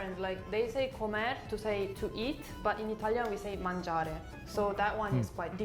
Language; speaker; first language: English; non-native, fluent; Italian